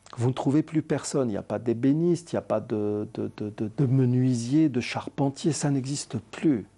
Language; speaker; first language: French; non-native, local second language; Arabic